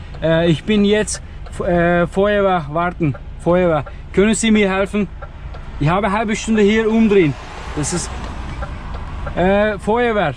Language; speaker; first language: German; non-native, learner; Turkish